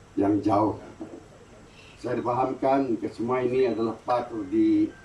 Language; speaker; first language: Malay; non-native, local second language; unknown